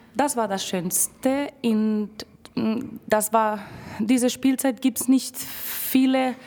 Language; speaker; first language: German; non-native, fluent; Spanish